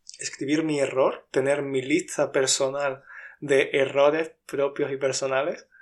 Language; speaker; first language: Spanish; native; Spanish